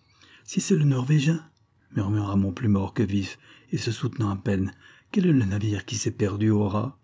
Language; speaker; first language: French; native; French